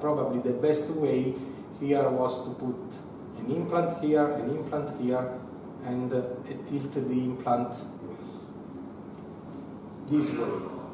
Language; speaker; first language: English; non-native, fluent; Italian